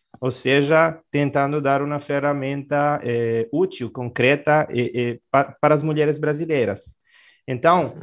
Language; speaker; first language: Portuguese; non-native, fluent; Italian